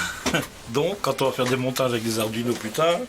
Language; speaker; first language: French; native; French